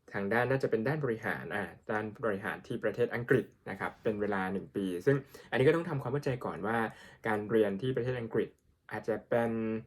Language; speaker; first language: Thai; native; Thai